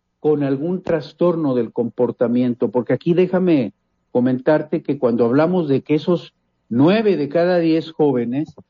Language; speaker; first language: Spanish; native; Spanish